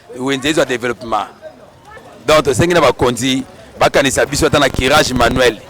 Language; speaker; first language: Lingala; native; Lingala